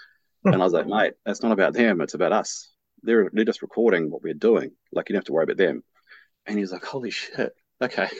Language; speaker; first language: English; native; English